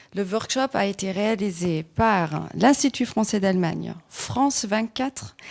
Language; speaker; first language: French; non-native, fluent; German